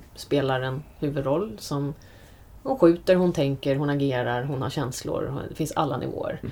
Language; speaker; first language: Swedish; early bilingual, other home language; English